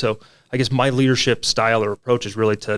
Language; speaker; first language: English; native; English